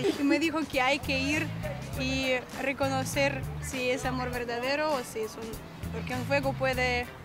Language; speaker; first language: Spanish; non-native, fluent; Russian